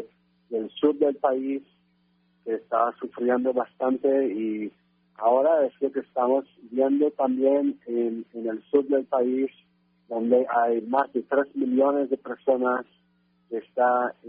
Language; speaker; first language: Spanish; non-native, fluent; French